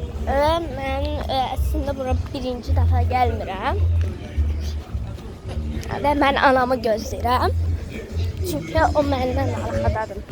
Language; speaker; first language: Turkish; non-native, learner; Azerbaijani